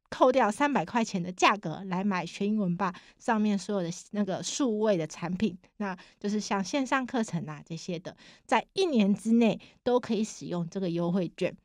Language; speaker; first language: Chinese; native; Chinese